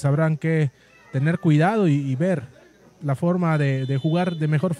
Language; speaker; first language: Spanish; native; Spanish